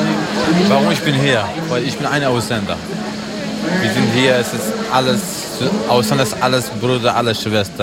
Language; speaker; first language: German; non-native, learner; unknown